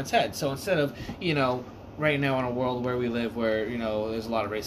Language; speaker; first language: English; native; English